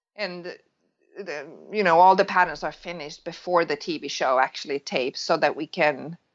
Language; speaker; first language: English; non-native, fluent; Swedish